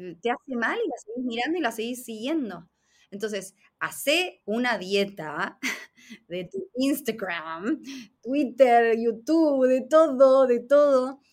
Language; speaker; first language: Spanish; native; Spanish